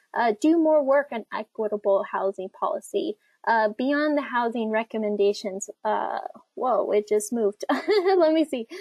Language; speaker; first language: English; native; English